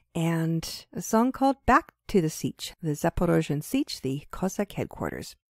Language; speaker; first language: English; early bilingual, other home language; Ukrainian